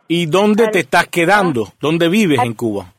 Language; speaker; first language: Spanish; native; Spanish